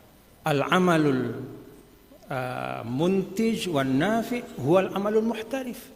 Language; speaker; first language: Arabic; non-native, fluent; Indonesian